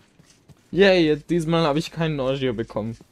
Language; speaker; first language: German; native; German